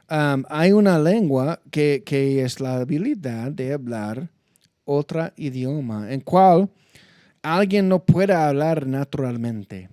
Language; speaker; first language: Spanish; non-native, fluent; English